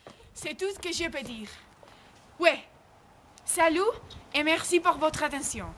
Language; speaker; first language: French; non-native, learner; Spanish